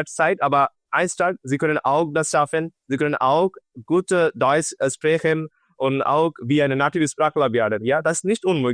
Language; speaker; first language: German; non-native, learner; Bangla